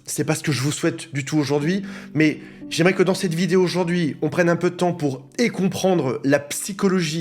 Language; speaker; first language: French; native; French